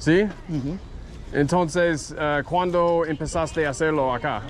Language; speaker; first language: Spanish; non-native, learner; English